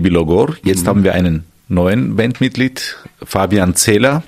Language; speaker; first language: German; non-native, fluent; Armenian